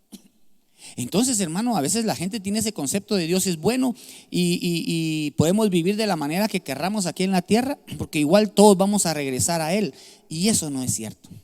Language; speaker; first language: Spanish; native; Spanish